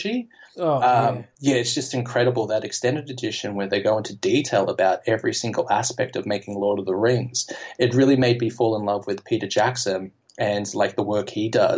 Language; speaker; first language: English; native; English